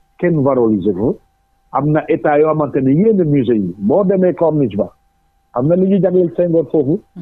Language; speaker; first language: Wolof; non-native, local second language; Jola-Fonyi